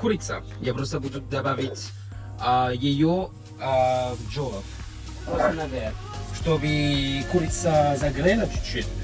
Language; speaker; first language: Russian; non-native, learner; French